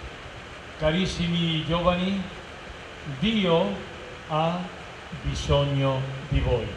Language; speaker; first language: Italian; non-native, fluent; Spanish